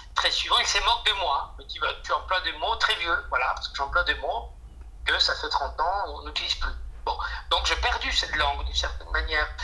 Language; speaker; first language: French; non-native, fluent; Spanish